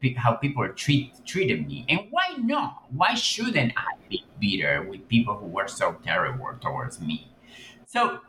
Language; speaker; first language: English; non-native, fluent; Spanish